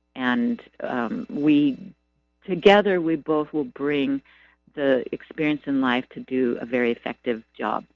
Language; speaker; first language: English; native; English